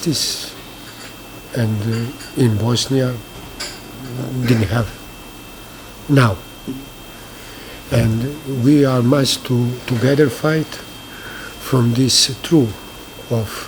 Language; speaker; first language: English; non-native, learner; Bosnian